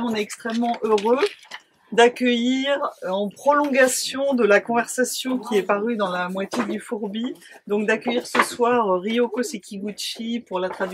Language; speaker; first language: French; native; French